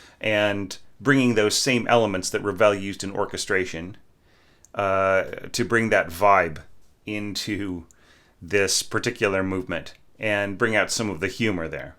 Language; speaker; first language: English; native; English